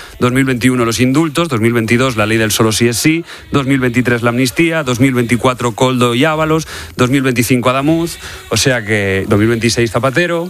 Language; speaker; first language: Spanish; native; Spanish